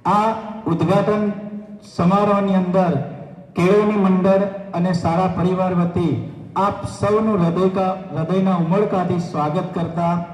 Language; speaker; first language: Gujarati; native; Gujarati